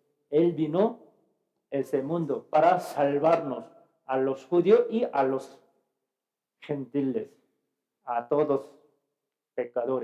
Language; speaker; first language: Spanish; non-native, fluent; Korean